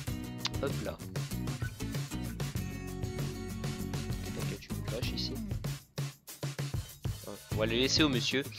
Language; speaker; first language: French; native; French